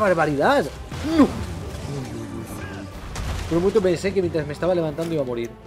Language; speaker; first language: Spanish; native; Spanish